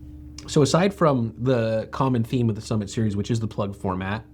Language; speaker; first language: English; native; English